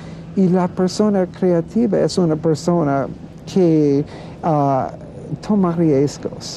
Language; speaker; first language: Spanish; non-native, fluent; English